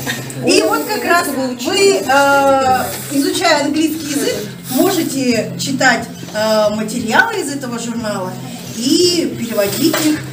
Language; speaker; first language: Russian; native; Russian